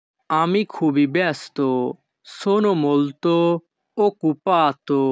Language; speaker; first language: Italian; non-native, fluent; Bangla